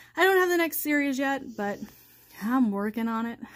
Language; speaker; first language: English; native; English